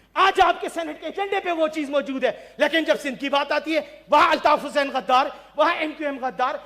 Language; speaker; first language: Urdu; non-native, local second language; Pashto